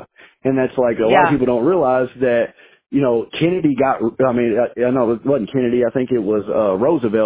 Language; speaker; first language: English; native; English